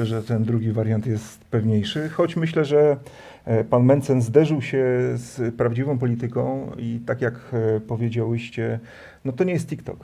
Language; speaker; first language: Polish; native; Polish